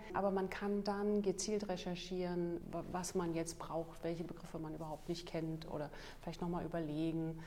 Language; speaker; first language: German; native; German